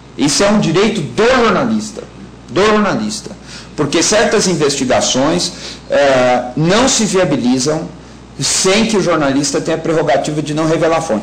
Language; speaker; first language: Portuguese; native; Portuguese